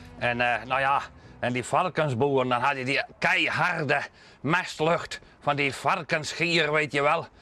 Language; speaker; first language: Dutch; non-native, local second language; Western Frisian